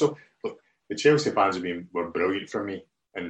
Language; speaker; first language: English; native; English